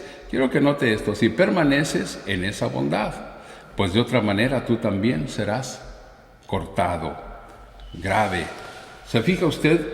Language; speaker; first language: Spanish; native; Spanish